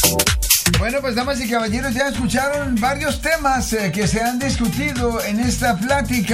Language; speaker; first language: Spanish; native; Spanish